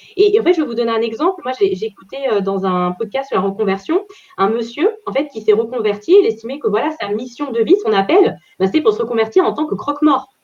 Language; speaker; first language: French; native; French